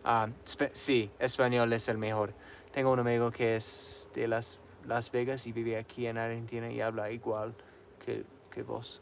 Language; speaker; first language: Spanish; non-native, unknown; English